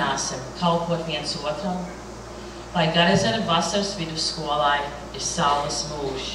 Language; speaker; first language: Latvian; early bilingual, heritage; Latvian